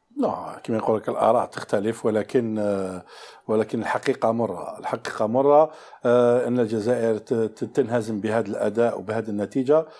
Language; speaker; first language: Arabic; native; Arabic